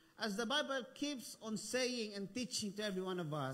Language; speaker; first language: English; non-native, local second language; Filipino